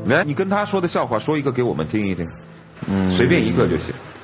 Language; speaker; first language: Chinese; native; Chinese